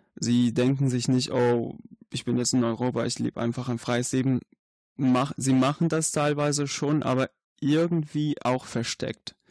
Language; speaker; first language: German; non-native, fluent; Arabic